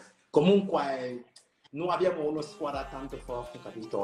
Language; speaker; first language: Italian; non-native, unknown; French